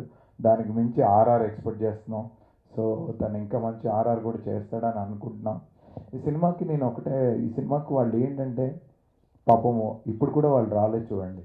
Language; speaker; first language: Telugu; native; Telugu